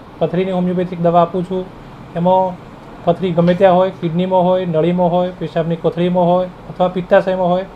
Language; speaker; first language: Gujarati; native; Gujarati